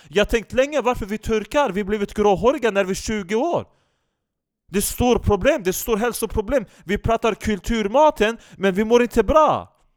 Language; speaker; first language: Swedish; non-native, fluent; Turkish